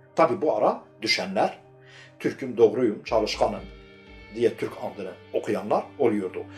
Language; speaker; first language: Turkish; non-native, local second language; Kurdish